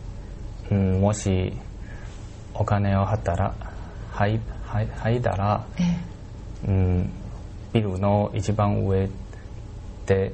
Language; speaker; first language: Japanese; non-native, learner; Chinese